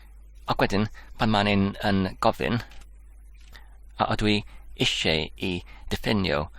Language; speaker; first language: Welsh; non-native, learner; English